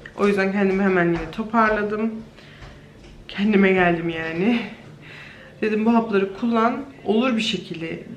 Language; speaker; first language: Turkish; early bilingual, heritage; Turkish